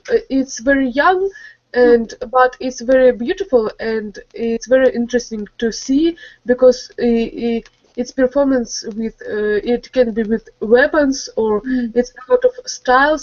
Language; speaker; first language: English; non-native, learner; Russian